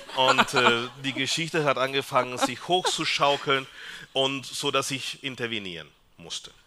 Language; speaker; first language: German; non-native, fluent; Spanish